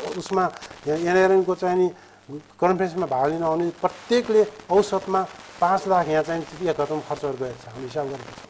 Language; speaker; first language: Nepali; native; Nepali